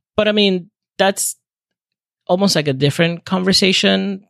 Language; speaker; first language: English; non-native, fluent; Spanish